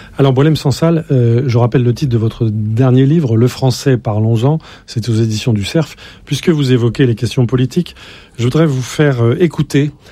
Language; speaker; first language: French; native; French